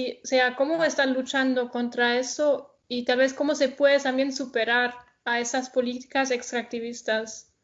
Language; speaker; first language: Spanish; non-native, fluent; German